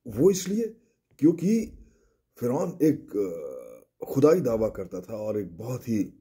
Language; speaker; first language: Urdu; native; Urdu